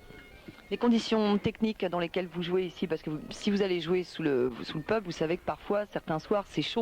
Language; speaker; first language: French; native; French